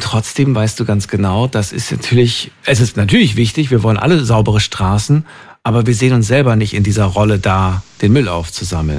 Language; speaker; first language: German; native; German